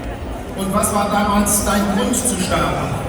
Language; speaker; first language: German; native; German